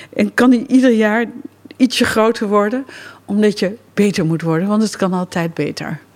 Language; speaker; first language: Dutch; native; Dutch